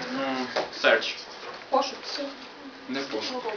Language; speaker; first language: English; non-native, learner; Ukrainian